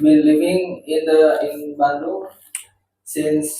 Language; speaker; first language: English; non-native, learner; Indonesian